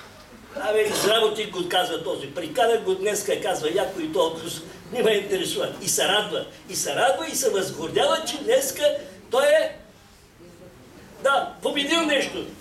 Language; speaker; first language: Bulgarian; non-native, local second language; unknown